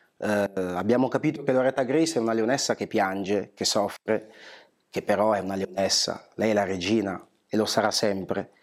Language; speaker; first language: Italian; early bilingual, other home language; Portuguese